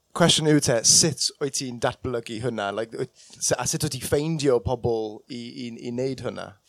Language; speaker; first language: Welsh; non-native, local second language; English